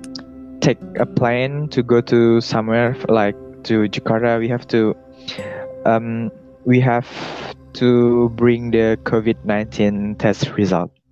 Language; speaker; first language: English; non-native, learner; Indonesian